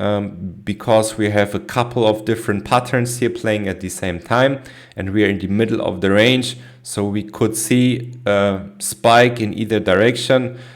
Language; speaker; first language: English; non-native, fluent; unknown